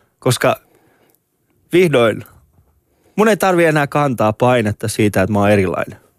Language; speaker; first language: Finnish; early bilingual, other home language; Persian